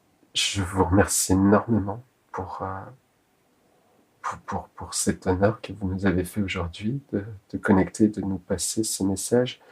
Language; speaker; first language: French; native; French